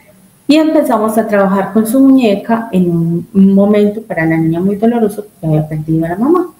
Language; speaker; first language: Spanish; native; Spanish